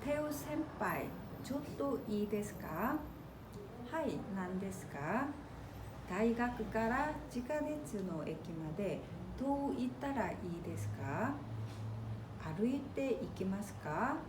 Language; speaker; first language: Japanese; non-native, fluent; Korean